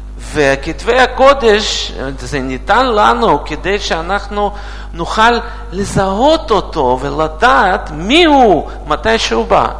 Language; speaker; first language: Hebrew; non-native, fluent; Russian